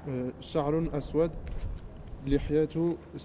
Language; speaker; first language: Arabic; non-native, learner; French